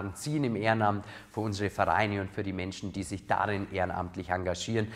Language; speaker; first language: German; native; German